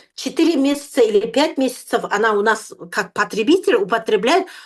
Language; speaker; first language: Russian; non-native, local second language; Kazakh